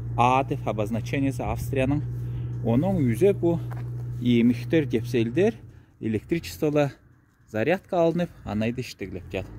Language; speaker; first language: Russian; non-native, local second language; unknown